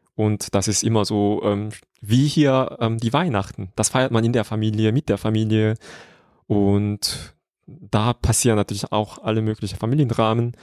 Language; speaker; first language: German; non-native, fluent; Korean